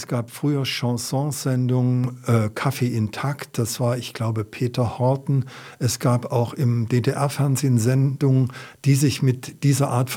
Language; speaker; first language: German; native; German